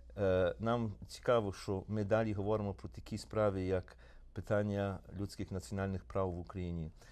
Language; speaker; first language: Ukrainian; early bilingual, heritage; Ukrainian